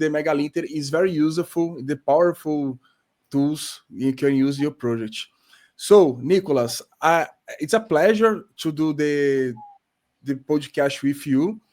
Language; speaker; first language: English; non-native, learner; Portuguese